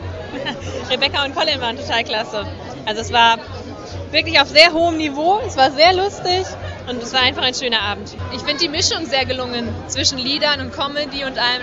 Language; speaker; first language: German; native; German